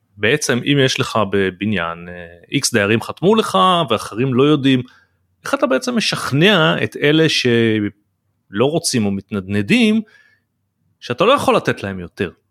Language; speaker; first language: Hebrew; native; Hebrew